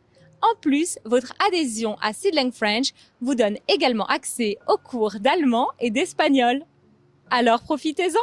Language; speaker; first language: French; native; French